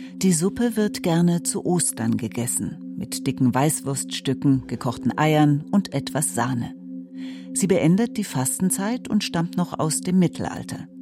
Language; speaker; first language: German; native; German